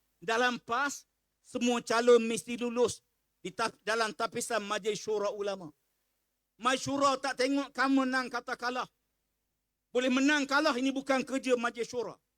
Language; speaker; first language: Malay; native; Malay